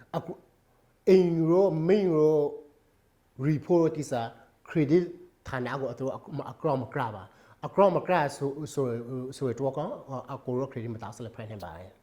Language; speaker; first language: Burmese; native; Burmese